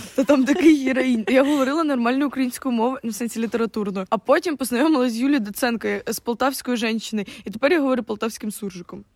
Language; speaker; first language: Ukrainian; non-native, local second language; Russian